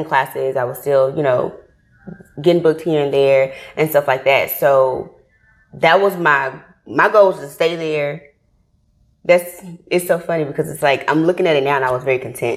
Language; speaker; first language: English; native; English